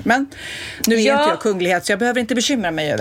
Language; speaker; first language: Swedish; native; Swedish